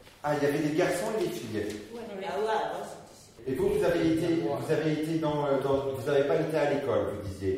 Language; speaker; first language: French; native; French